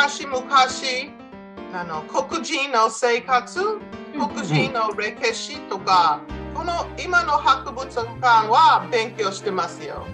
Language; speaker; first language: Japanese; non-native, fluent; English